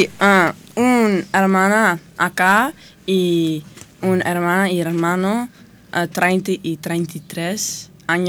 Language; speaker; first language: Spanish; non-native, learner; Italian